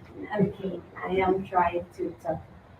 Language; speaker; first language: English; non-native, learner; Spanish